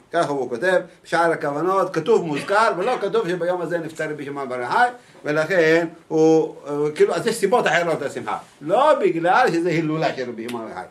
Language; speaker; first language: Hebrew; native; Hebrew